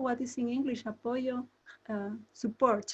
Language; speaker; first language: English; non-native, learner; Spanish